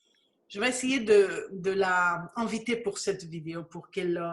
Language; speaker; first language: French; non-native, fluent; Spanish